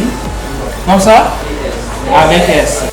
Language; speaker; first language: French; non-native, fluent; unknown